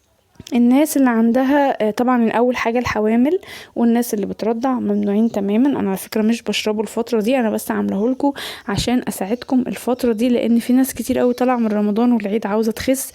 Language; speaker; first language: Arabic; native; Arabic